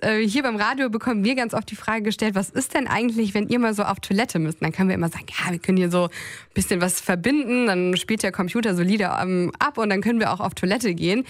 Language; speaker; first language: German; native; German